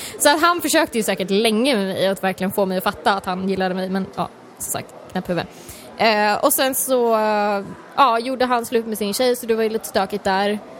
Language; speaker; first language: Swedish; native; Swedish